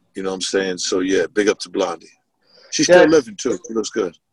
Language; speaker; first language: English; native; English